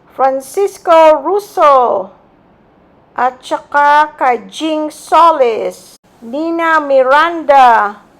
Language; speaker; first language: Filipino; native; Filipino